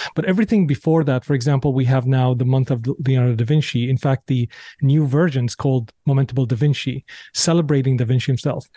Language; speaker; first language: English; non-native, fluent; Arabic